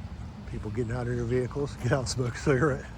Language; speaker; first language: English; native; English